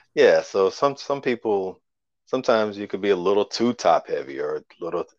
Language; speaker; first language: English; native; English